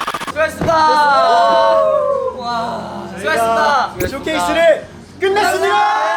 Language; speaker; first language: Korean; native; Korean